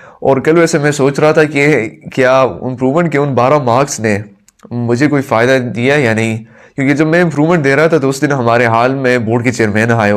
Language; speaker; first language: Urdu; non-native, local second language; Pashto